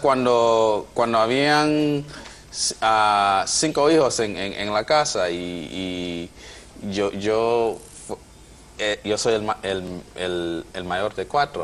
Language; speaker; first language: Spanish; non-native, fluent; English